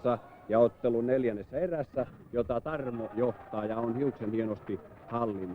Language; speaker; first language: Finnish; native; Finnish